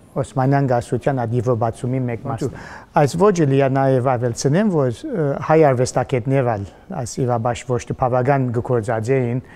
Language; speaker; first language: Armenian; early bilingual, heritage; Armenian